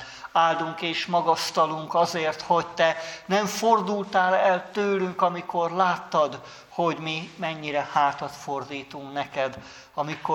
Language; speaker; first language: Hungarian; native; Hungarian